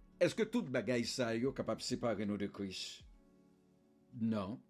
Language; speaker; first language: French; non-native, local second language; Haitian Creole